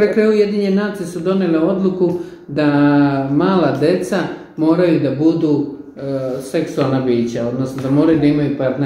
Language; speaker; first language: Serbian; native; Serbian